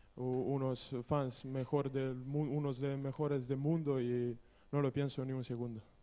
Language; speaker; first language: Spanish; non-native, learner; Serbian